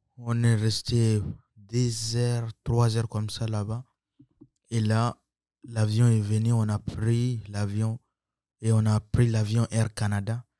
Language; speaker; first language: French; non-native, local second language; Sango